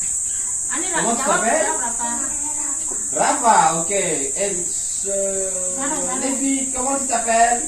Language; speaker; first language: French; non-native, fluent; Indonesian